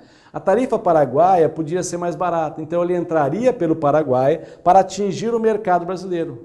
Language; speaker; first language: Portuguese; native; Portuguese